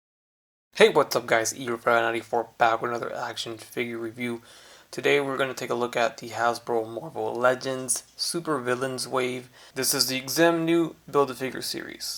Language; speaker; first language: English; native; English